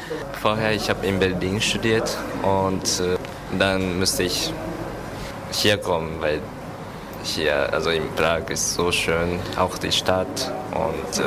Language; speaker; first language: German; non-native, learner; Japanese